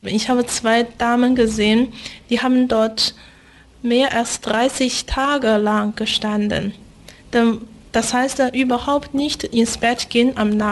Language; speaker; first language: German; non-native, fluent; Chinese